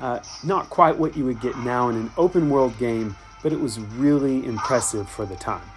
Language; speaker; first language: English; native; English